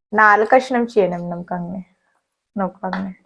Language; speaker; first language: Malayalam; non-native, learner; Hindi